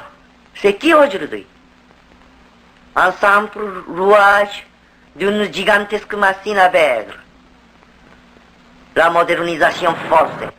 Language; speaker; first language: French; non-native, fluent; Korean